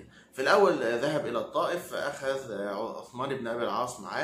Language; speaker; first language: Arabic; native; Arabic